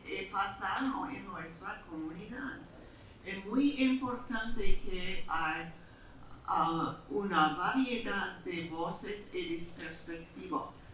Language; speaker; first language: Spanish; non-native, fluent; English